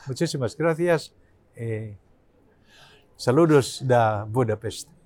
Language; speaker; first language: Spanish; non-native, learner; Cebuano